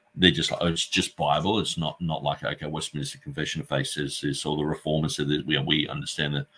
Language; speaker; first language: English; native; English